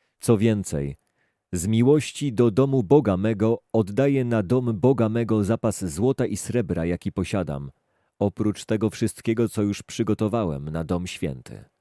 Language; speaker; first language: Polish; native; Polish